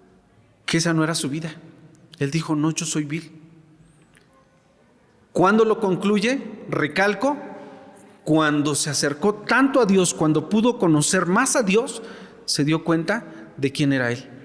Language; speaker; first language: Spanish; native; Spanish